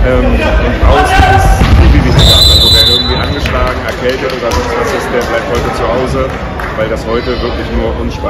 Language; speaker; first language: German; native; German